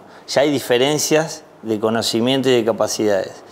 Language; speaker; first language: Spanish; native; Spanish